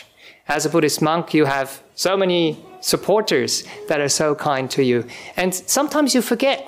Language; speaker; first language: English; non-native, fluent; German